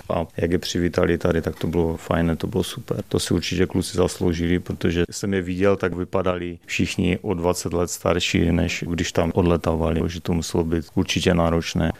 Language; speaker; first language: Czech; native; Czech